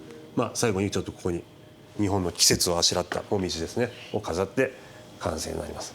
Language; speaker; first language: Japanese; native; Japanese